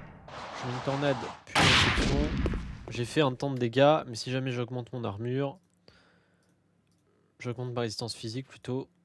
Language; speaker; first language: French; native; French